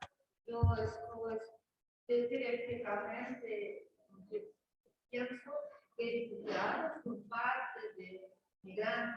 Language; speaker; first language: Spanish; non-native, learner; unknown